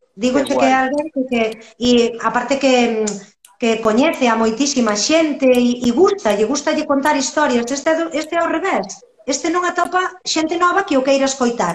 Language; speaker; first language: Galician; native; Galician